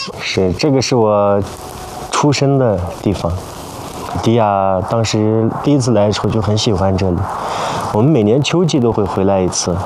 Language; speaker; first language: Chinese; non-native, local second language; Uyghur